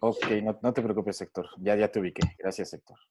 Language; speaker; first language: Spanish; native; Spanish